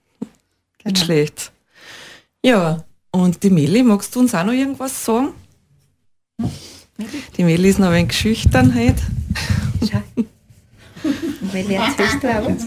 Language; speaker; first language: German; native; German